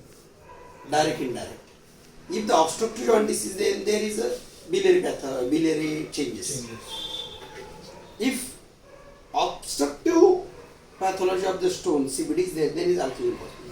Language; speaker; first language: English; non-native, local second language; Marathi